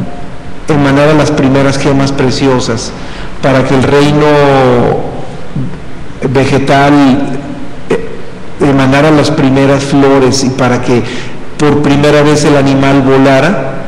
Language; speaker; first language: Spanish; native; Spanish